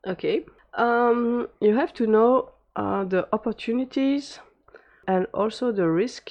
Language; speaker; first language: English; non-native, fluent; French